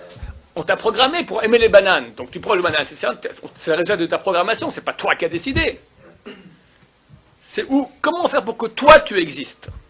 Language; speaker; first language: French; native; French